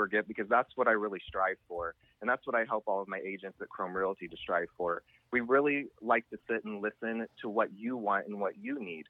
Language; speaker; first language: English; native; English